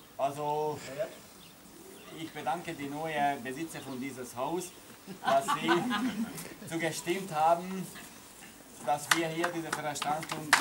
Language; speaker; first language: German; non-native, learner; Hungarian